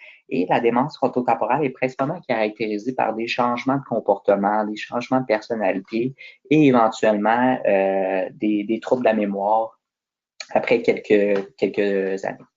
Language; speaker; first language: French; native; French